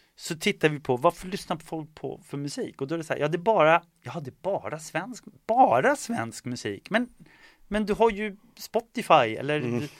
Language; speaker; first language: Swedish; early bilingual, other home language; Estonian